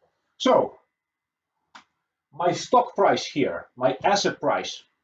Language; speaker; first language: English; non-native, fluent; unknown